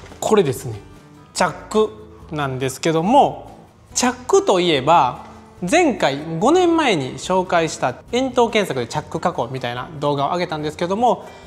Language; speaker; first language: Japanese; native; Japanese